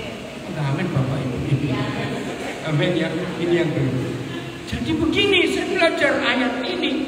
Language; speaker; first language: Indonesian; native; Indonesian